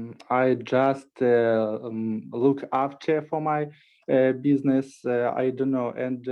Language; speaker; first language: English; non-native, learner; Russian